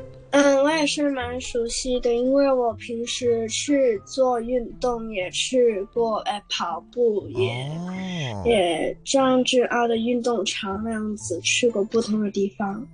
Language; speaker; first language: Chinese; non-native, local second language; Cantonese